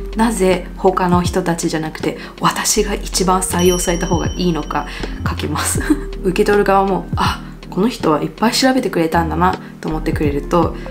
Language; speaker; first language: Japanese; native; Japanese